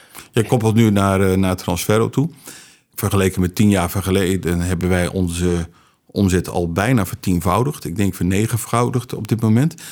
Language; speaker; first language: Dutch; native; Dutch